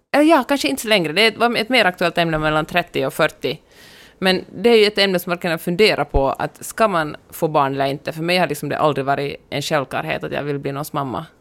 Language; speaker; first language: Swedish; native; Swedish